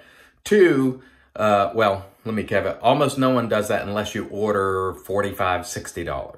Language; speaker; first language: English; native; English